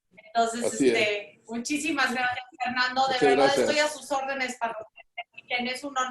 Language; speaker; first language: Spanish; native; Spanish